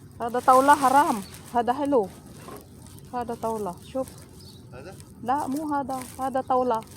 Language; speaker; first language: Arabic; non-native, learner; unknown